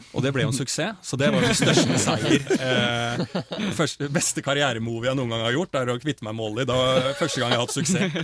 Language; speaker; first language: Norwegian; native; Norwegian